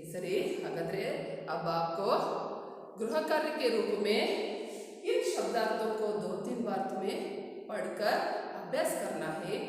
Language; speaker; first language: Hindi; non-native, local second language; Kannada